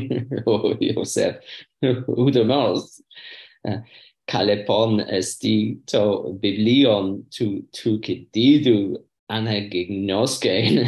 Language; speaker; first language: Greek; non-native, learner; English